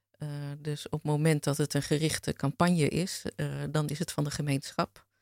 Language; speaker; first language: Dutch; native; Dutch